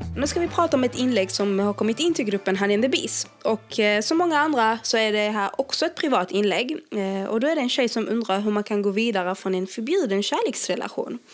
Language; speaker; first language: Swedish; early bilingual, other home language; Arabic